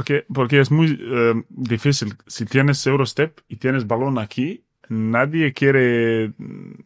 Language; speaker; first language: Spanish; non-native, fluent; Bosnian